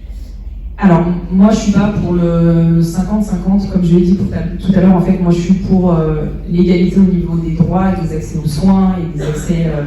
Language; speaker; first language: French; native; French